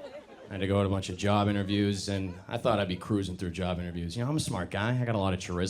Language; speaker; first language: English; native; English